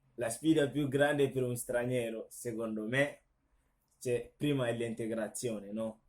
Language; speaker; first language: Italian; non-native, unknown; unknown